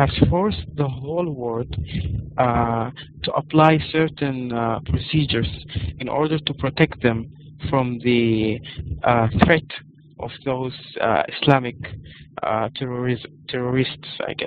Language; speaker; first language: English; non-native, fluent; Arabic